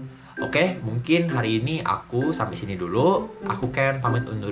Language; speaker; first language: Indonesian; native; Indonesian